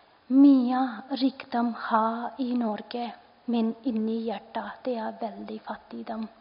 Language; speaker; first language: Norwegian; non-native, fluent; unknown